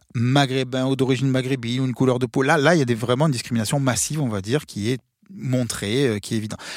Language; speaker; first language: French; native; French